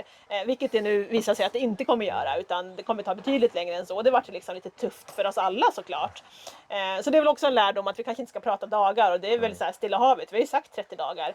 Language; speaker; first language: Swedish; native; Swedish